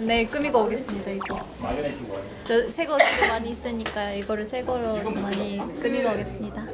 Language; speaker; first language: Korean; non-native, learner; Japanese